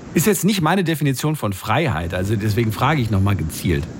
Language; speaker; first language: German; native; German